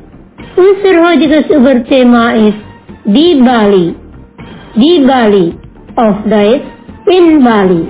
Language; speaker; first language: German; non-native, fluent; Indonesian